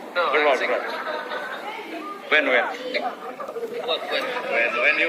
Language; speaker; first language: English; non-native, learner; Indonesian